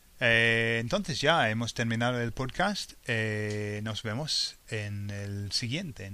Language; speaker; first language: Spanish; non-native, fluent; English